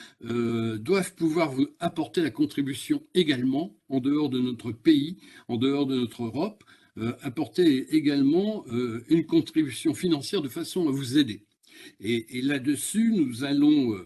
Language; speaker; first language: French; native; French